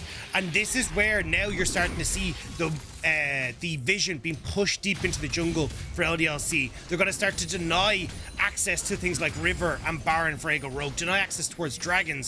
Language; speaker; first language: English; native; English